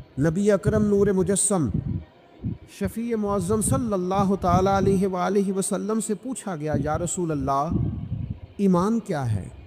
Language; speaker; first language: Urdu; non-native, local second language; Punjabi